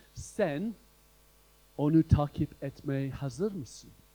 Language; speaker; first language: Turkish; non-native, fluent; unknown